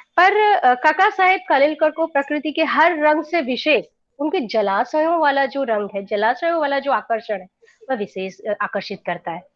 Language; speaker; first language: Hindi; non-native, local second language; Gujarati